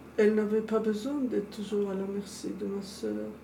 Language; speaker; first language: French; non-native, fluent; Persian